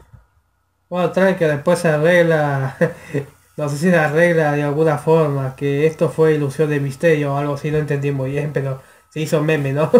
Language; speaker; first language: Spanish; native; Spanish